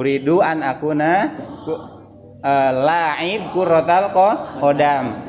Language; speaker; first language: Arabic; non-native, fluent; Indonesian